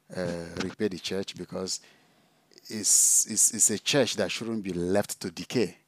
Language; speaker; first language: English; non-native, local second language; Igbo